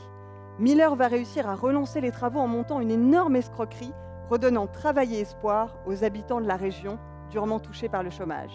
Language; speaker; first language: French; native; French